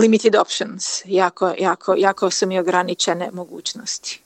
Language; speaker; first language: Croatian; early bilingual, heritage; Croatian